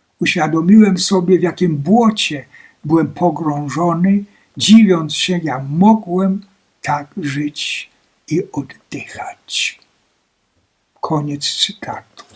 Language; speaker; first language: Polish; native; Polish